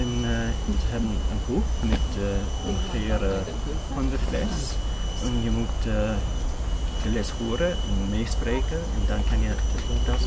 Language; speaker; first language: Dutch; non-native, learner; English